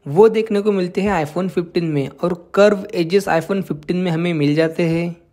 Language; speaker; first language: Hindi; non-native, local second language; Marathi